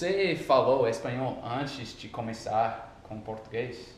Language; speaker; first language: Portuguese; non-native, fluent; English